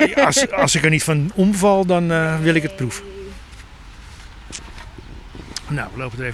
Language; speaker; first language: Dutch; native; Dutch